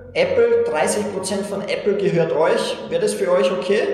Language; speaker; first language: German; native; German